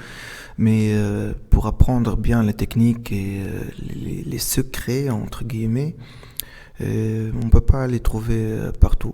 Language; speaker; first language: French; non-native, local second language; Arabic